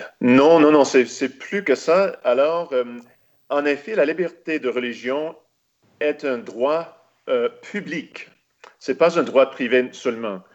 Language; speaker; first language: French; non-native, local second language; English